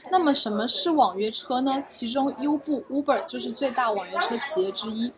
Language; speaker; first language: Chinese; native; Chinese